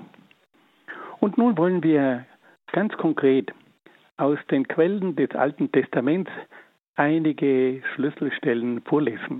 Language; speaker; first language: German; native; German